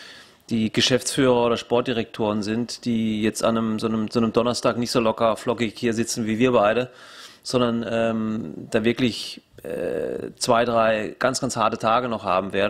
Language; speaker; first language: German; native; German